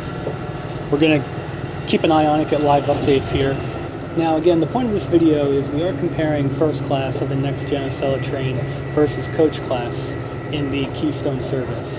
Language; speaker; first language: English; native; English